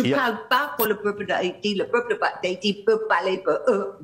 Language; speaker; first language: French; non-native, fluent; English